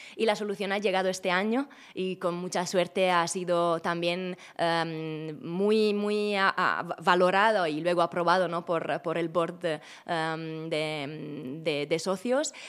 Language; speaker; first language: Spanish; non-native, fluent; Italian